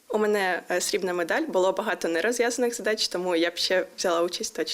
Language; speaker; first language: Ukrainian; native; Ukrainian